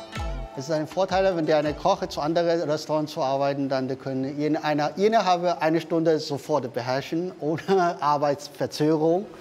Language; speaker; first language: German; non-native, learner; Chinese